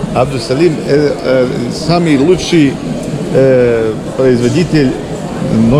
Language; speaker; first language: Russian; non-native, learner; Serbian